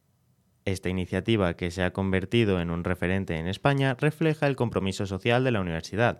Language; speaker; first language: Spanish; native; Spanish